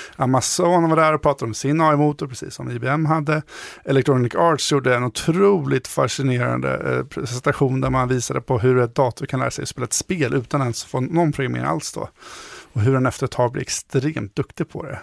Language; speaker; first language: Swedish; native; Swedish